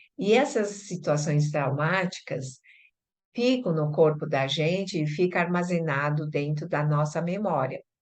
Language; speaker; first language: Portuguese; early bilingual, other home language; Chinese